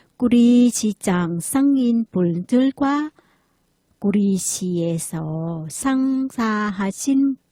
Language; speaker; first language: Korean; non-native, learner; Thai